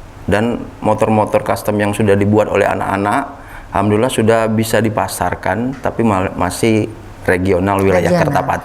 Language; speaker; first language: Indonesian; native; Indonesian